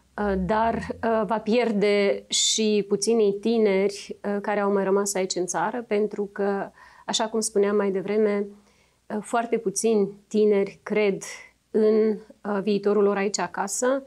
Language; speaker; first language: Romanian; native; Romanian